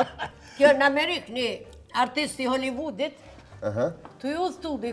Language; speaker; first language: Albanian; native; Albanian